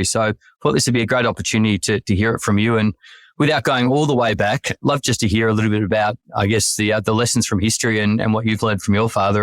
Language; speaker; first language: English; native; English